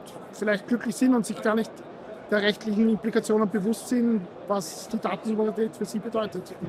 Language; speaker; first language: German; native; German